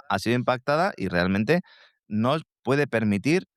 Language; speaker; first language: Spanish; native; Spanish